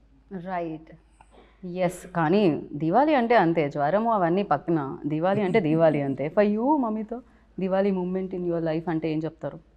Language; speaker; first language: Telugu; native; Telugu